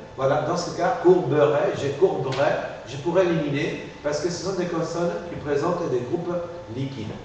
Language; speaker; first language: French; non-native, fluent; Spanish